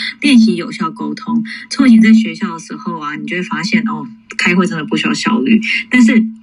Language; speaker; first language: Chinese; early bilingual, heritage; English